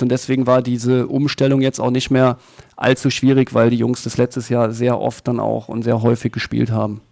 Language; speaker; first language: German; native; German